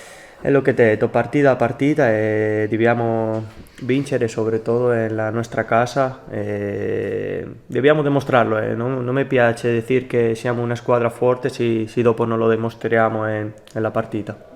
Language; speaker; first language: Italian; non-native, learner; Spanish